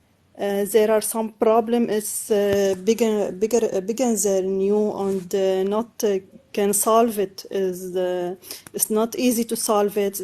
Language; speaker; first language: English; non-native, learner; Arabic